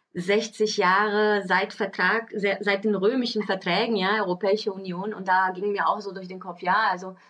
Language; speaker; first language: German; early bilingual, other home language; Portuguese